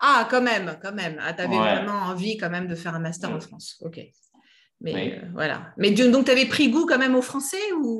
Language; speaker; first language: French; native; French